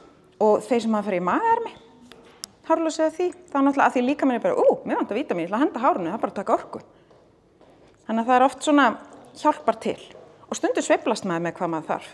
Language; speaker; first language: Icelandic; native; Icelandic